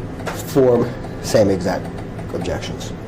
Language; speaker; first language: English; native; English